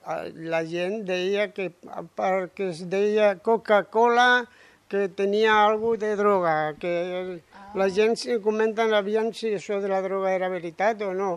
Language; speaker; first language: Catalan; non-native, local second language; Spanish